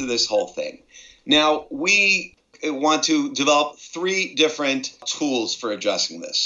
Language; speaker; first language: English; native; English